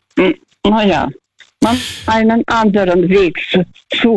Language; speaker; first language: German; non-native, fluent; Russian